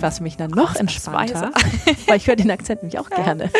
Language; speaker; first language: German; native; German